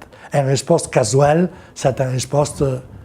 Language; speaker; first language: French; non-native, learner; Italian